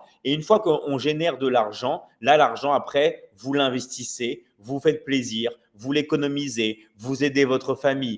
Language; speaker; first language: French; native; French